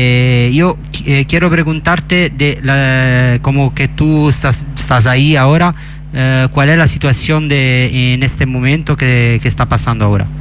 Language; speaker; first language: Spanish; non-native, fluent; Italian